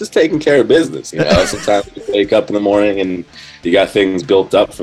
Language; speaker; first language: English; native; English